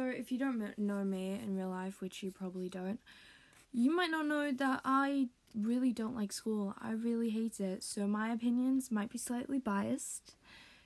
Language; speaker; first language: English; native; English